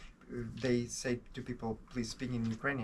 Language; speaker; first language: English; non-native, learner; Ukrainian